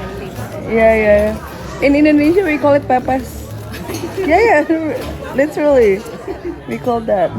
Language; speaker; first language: English; non-native, fluent; Indonesian